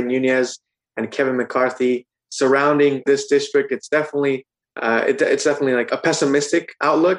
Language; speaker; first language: English; native; English